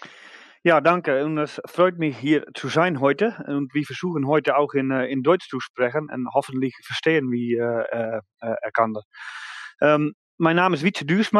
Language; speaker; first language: German; non-native, learner; Dutch